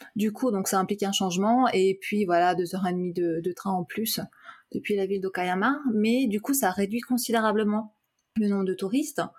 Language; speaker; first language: French; native; French